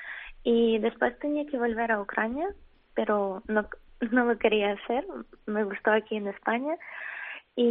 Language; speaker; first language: Spanish; non-native, fluent; Ukrainian